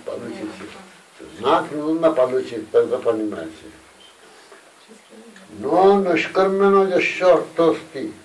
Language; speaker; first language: Russian; non-native, learner; Bangla